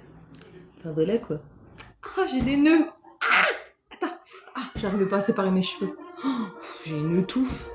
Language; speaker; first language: French; native; French